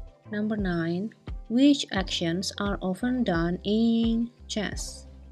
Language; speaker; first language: English; non-native, fluent; Indonesian